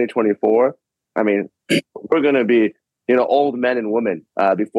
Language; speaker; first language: English; native; English